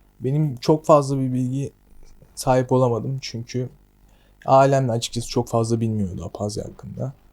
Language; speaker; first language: Turkish; native; Turkish